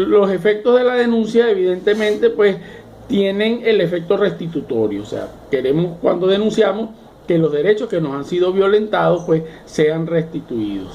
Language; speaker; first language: Spanish; native; Spanish